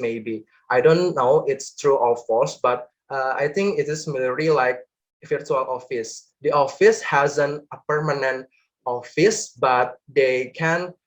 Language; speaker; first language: English; non-native, learner; Indonesian